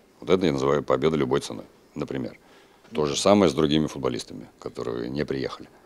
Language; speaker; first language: Russian; native; Russian